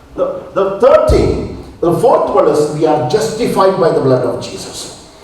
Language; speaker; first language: English; non-native, local second language; Malayalam